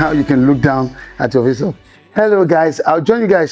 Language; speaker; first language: English; non-native, local second language; Igbo